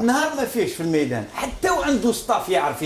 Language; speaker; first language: Arabic; native; Arabic